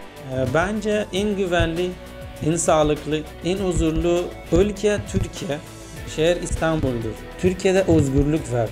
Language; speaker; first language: Turkish; non-native, fluent; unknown